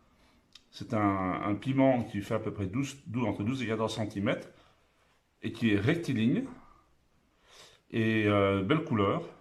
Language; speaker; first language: French; native; French